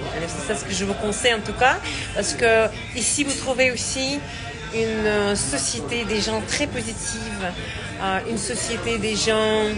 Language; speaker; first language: French; non-native, fluent; Russian